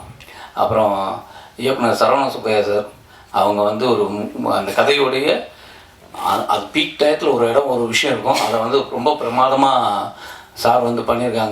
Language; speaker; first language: Tamil; native; Tamil